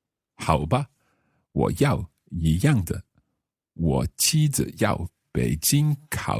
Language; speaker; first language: Chinese; non-native, learner; English